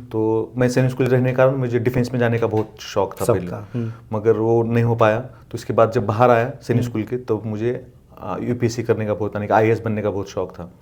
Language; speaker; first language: Hindi; non-native, local second language; Marathi